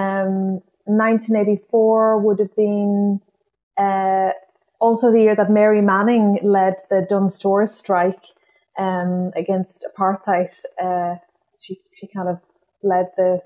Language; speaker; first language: English; non-native, local second language; Irish